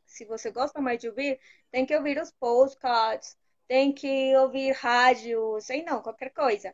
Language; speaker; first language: Portuguese; non-native, fluent; Spanish